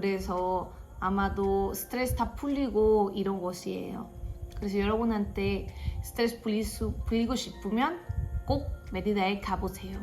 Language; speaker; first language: Korean; non-native, fluent; Spanish